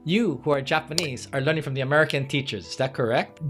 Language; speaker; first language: English; native; English